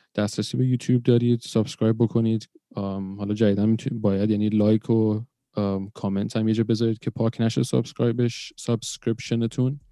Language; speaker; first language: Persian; early bilingual, other home language; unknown